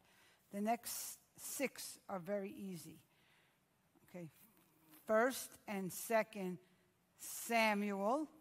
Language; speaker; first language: English; native; English